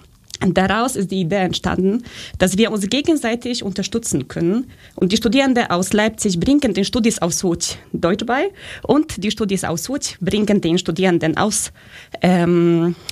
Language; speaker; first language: German; early bilingual, other home language; Polish